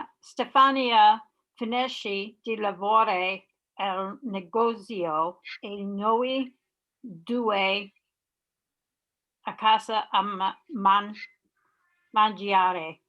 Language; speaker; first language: Italian; non-native, learner; English